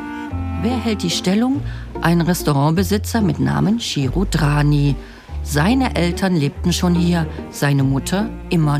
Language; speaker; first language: German; native; German